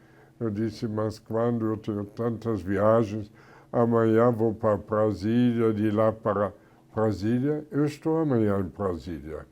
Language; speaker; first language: Portuguese; non-native, fluent; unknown